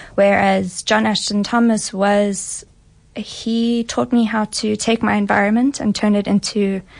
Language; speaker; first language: English; native; English